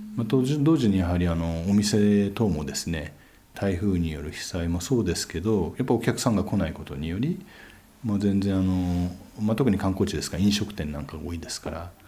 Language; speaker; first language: Japanese; native; Japanese